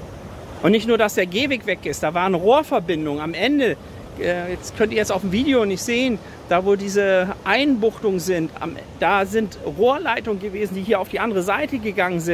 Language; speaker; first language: German; native; German